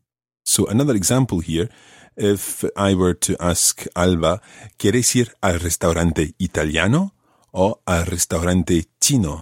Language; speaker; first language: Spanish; non-native, fluent; English